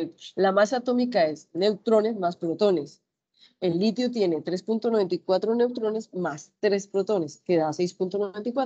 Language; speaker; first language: Spanish; native; Spanish